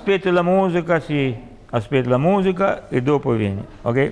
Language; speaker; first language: Italian; non-native, learner; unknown